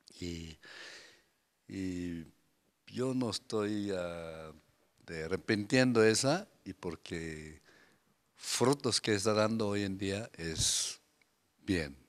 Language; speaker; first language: Spanish; non-native, fluent; Korean